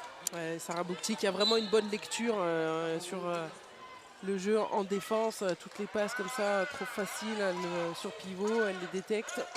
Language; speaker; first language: French; native; French